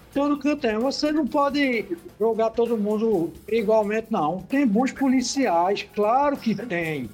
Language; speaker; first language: Portuguese; native; Portuguese